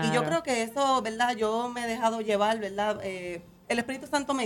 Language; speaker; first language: Spanish; native; Spanish